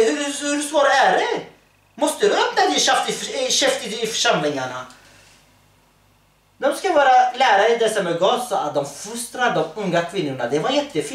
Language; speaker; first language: Swedish; early bilingual, other home language; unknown